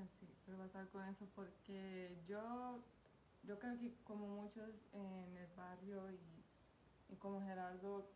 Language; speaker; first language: Spanish; non-native, fluent; Portuguese